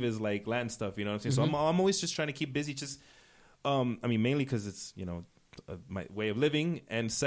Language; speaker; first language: English; native; English